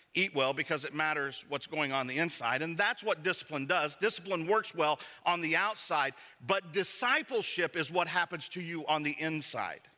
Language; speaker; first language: English; native; English